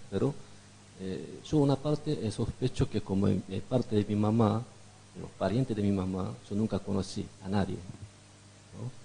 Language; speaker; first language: Spanish; non-native, fluent; Korean